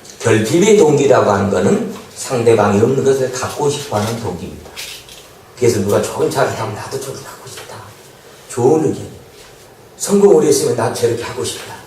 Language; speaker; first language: Korean; native; Korean